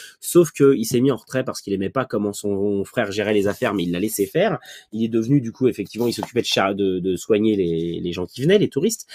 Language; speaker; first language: French; native; French